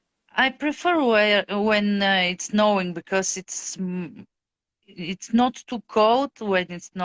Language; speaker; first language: English; non-native, fluent; Bulgarian